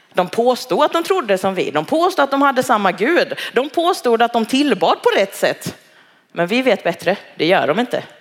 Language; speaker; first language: Swedish; early bilingual, other home language; Cantonese